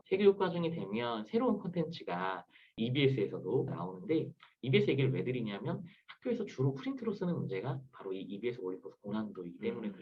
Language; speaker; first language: Korean; native; Korean